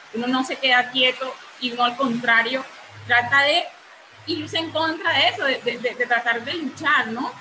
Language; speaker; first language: Spanish; native; Spanish